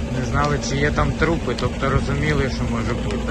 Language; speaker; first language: Ukrainian; native; Ukrainian